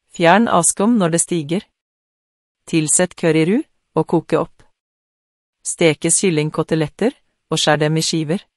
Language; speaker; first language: Norwegian; non-native, learner; Vietnamese